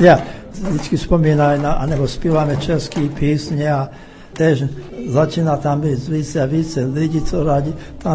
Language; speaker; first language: Czech; early bilingual, heritage; English